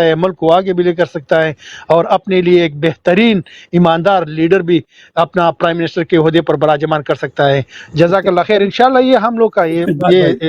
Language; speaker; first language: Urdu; non-native, local second language; Pashto